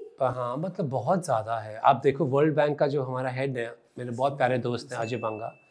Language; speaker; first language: Hindi; non-native, local second language; Punjabi